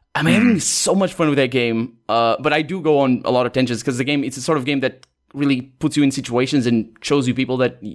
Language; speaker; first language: English; non-native, fluent; Portuguese